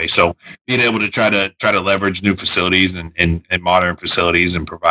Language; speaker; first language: English; native; English